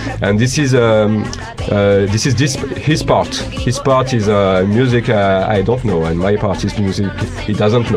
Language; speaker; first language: English; non-native, learner; French